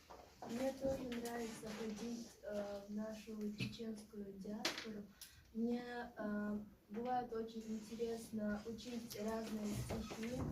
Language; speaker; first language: Russian; early bilingual, other home language; Chechen